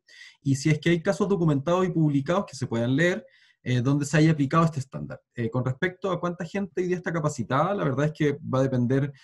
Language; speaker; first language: Spanish; native; Spanish